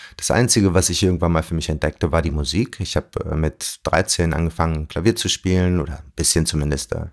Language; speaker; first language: German; early bilingual, other home language; Arabic